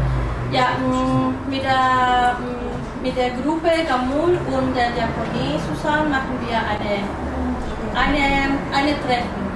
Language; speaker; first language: German; non-native, fluent; Spanish